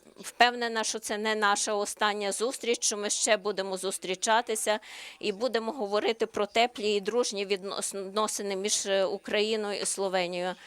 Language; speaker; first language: Ukrainian; non-native, learner; Slovenian